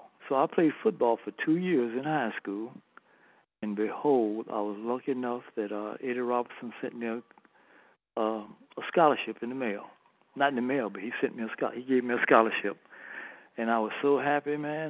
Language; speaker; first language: English; native; English